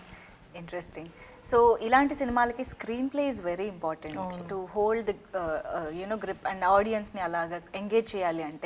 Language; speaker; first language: Telugu; native; Telugu